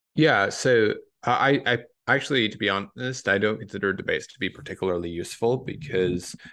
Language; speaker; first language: English; native; English